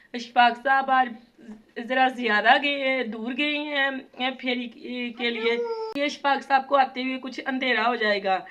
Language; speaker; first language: Urdu; non-native, local second language; Punjabi